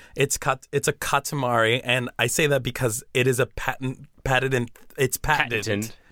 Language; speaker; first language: English; early bilingual, other home language; Spanish